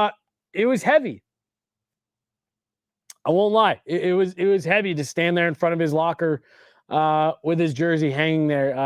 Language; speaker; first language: English; native; English